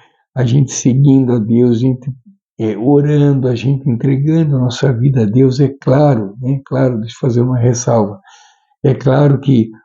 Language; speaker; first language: Portuguese; native; Portuguese